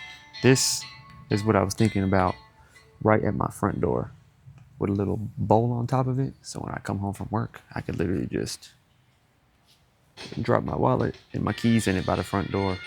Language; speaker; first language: English; native; English